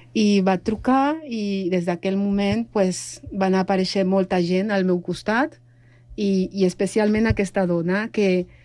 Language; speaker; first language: Catalan; non-native, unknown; Spanish